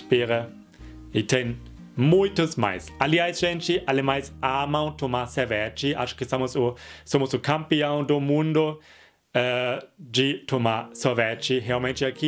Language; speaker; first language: Portuguese; non-native, fluent; German